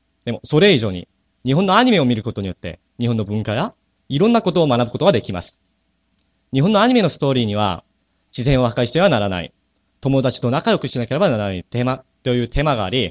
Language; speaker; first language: Japanese; non-native, fluent; Korean